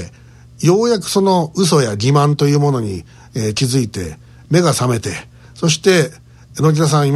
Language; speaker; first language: Japanese; native; Japanese